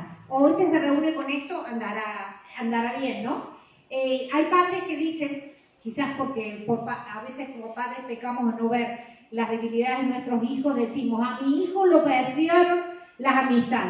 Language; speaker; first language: Spanish; native; Spanish